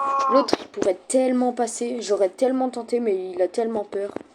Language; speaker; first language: French; native; French